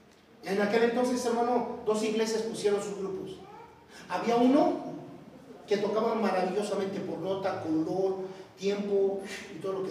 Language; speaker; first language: Spanish; native; Spanish